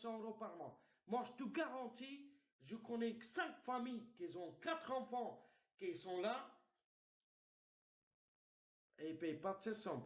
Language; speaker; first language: French; non-native, fluent; Romanian